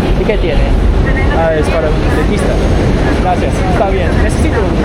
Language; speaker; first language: Spanish; non-native, learner; English